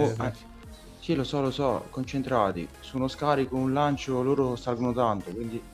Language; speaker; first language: Italian; native; Italian